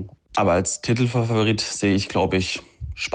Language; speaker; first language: German; native; German